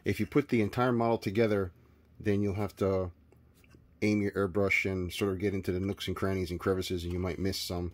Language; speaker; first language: English; native; English